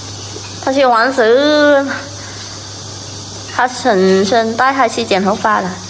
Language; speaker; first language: Chinese; non-native, fluent; Vietnamese